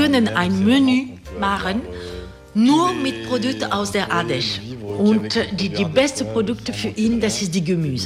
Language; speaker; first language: German; non-native, learner; French